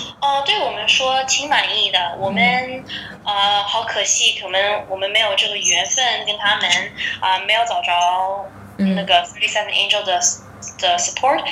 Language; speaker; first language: Chinese; early bilingual, heritage; Chinese